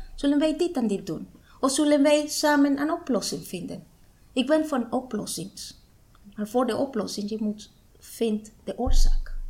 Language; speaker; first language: Dutch; non-native, fluent; Spanish